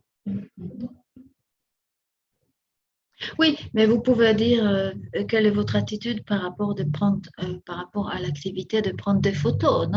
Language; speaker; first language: French; non-native, fluent; Spanish